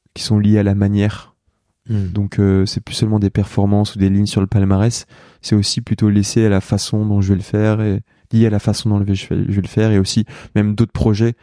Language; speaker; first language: French; native; French